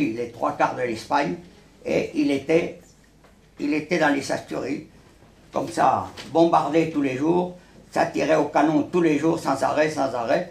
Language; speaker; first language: French; early bilingual, other home language; Spanish